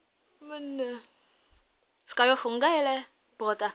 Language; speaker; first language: Swedish; non-native, learner; French